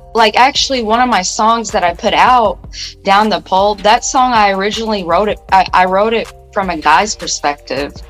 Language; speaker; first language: English; native; English